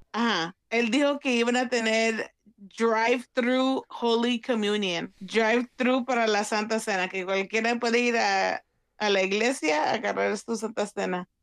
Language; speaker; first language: Spanish; early bilingual, heritage; Spanish